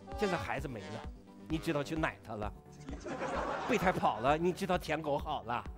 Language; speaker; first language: Chinese; native; Chinese